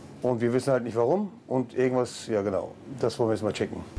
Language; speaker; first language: German; native; German